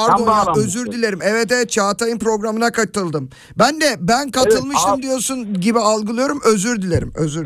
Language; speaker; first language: Turkish; native; Turkish